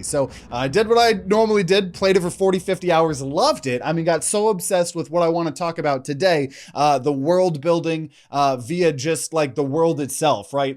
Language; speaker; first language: English; native; English